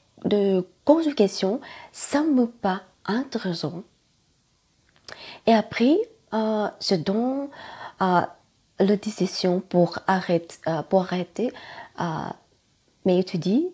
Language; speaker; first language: French; non-native, learner; Thai